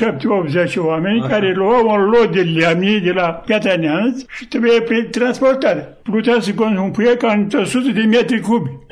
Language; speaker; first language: Romanian; native; Romanian